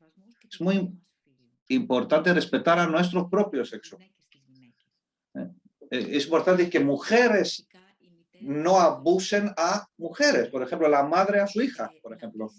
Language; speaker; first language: Spanish; non-native, fluent; Greek